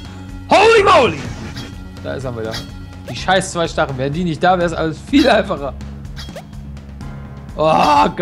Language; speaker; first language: German; native; German